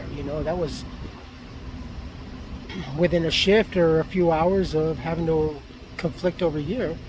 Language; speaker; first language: English; native; English